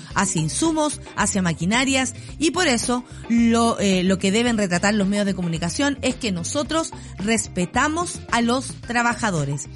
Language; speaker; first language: Spanish; native; Spanish